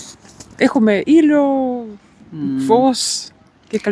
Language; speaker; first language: Greek; non-native, learner; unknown